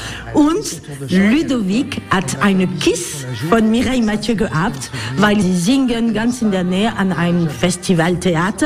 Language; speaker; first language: German; non-native, learner; French